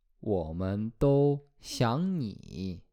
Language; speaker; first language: Chinese; non-native, fluent; Polish